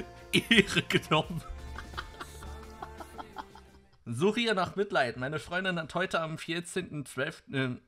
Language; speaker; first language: German; native; German